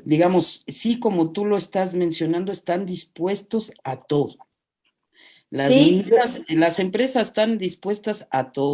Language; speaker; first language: Spanish; native; Spanish